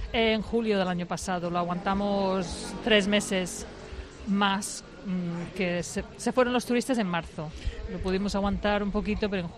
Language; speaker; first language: Spanish; non-native, fluent; English